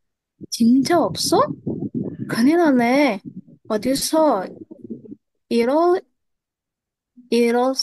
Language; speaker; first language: Korean; non-native, learner; Indonesian